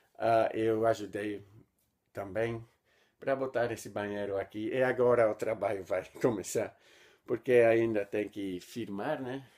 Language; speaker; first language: Portuguese; non-native, learner; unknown